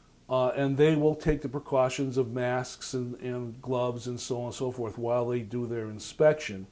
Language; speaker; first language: English; native; English